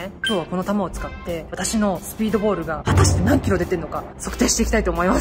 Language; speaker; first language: Japanese; native; Japanese